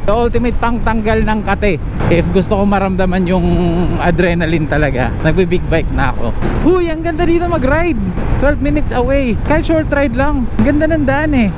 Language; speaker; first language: Filipino; native; Filipino